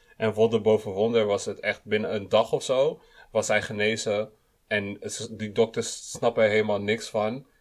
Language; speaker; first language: Dutch; early bilingual, other home language; Kinyarwanda